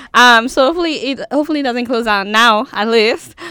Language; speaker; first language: English; non-native, local second language; Yoruba